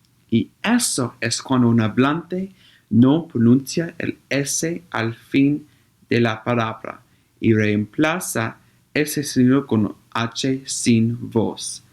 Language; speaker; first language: Spanish; non-native, learner; English